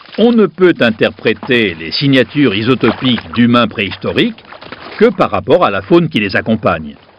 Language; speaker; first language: French; native; French